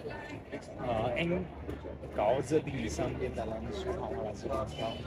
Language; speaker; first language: Vietnamese; non-native, learner; Chinese